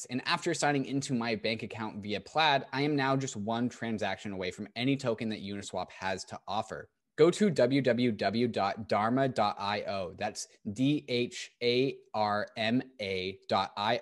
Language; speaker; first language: English; native; English